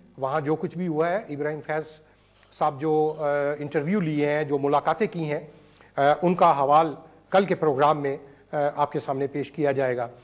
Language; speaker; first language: Urdu; non-native, local second language; Punjabi